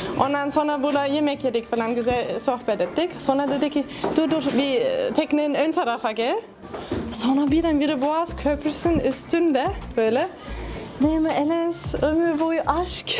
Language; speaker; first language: Turkish; non-native, fluent; German